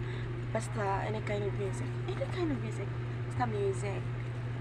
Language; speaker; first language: English; non-native, learner; Filipino